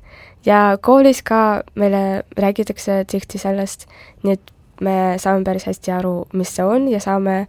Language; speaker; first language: Estonian; non-native, local second language; Russian